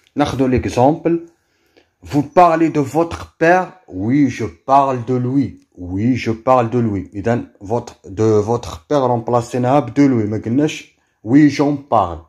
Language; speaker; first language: French; non-native, local second language; Arabic